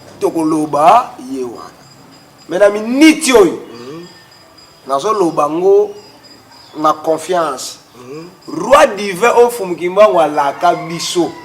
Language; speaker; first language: Lingala; non-native, local second language; Kongo